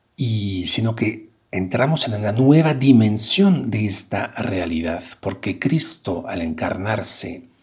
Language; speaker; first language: Spanish; non-native, fluent; French